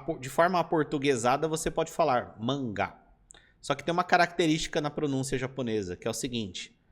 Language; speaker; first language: Portuguese; native; Portuguese